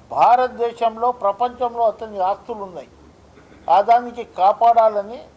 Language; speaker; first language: Telugu; non-native, local second language; Lambadi